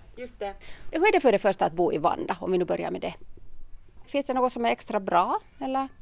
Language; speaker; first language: Swedish; native; Swedish